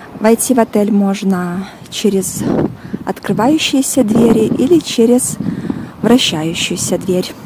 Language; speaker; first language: Russian; native; Russian